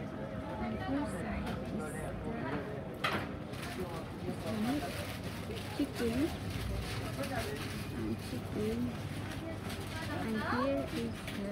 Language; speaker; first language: English; non-native, local second language; Filipino